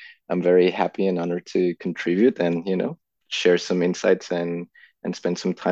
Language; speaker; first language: English; non-native, fluent; Spanish